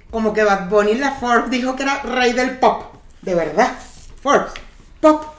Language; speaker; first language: Spanish; native; Spanish